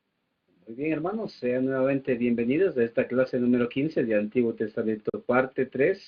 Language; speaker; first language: Spanish; native; Spanish